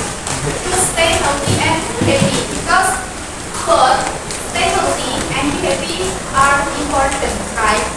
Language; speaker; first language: English; non-native, fluent; Indonesian